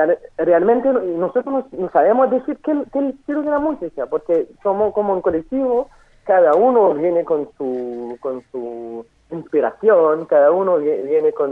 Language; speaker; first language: Spanish; non-native, fluent; French